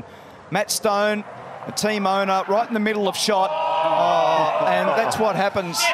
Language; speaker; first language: English; native; English